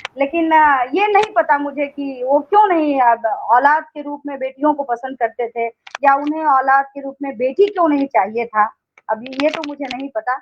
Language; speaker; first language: Hindi; non-native, local second language; Maithili